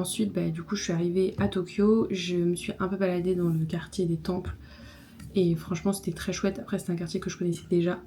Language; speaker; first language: French; native; French